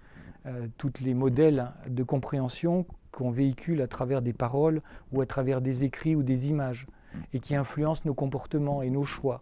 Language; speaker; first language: French; native; French